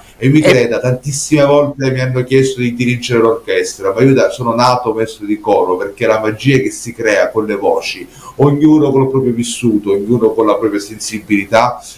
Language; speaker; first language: Italian; native; Italian